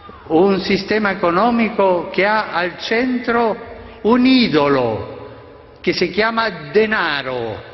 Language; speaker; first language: Italian; non-native, fluent; Spanish